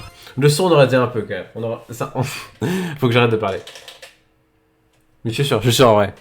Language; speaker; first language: French; native; French